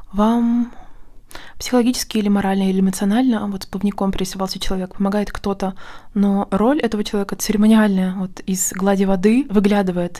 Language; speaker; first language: Russian; native; Russian